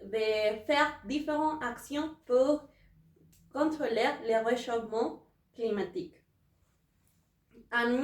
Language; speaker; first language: French; non-native, learner; Spanish